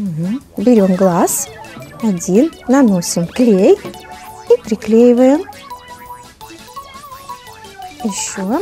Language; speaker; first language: Russian; native; Russian